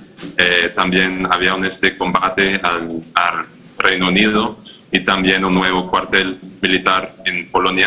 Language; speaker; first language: Spanish; non-native, fluent; English